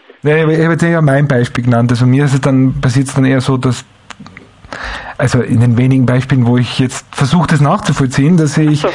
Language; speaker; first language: German; native; German